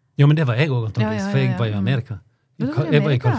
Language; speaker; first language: Norwegian; native; Norwegian